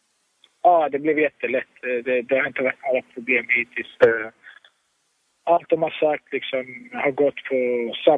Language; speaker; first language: Swedish; early bilingual, other home language; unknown